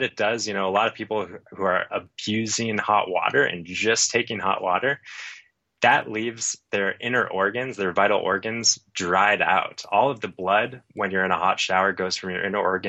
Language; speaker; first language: English; native; English